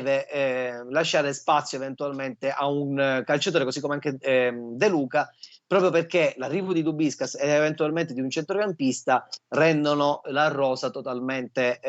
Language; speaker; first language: Italian; native; Italian